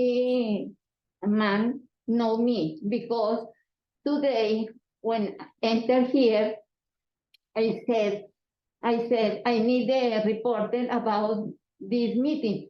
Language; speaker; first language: English; non-native, learner; Spanish